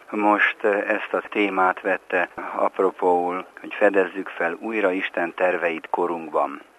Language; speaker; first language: Hungarian; native; Hungarian